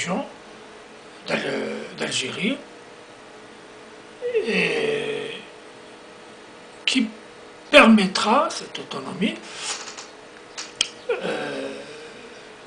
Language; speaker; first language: French; non-native, local second language; Kabyle